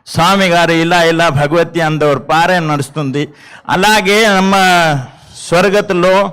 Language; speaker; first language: Telugu; non-native, local second language; Hindi